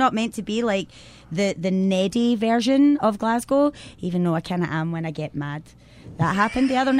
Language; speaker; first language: English; native; English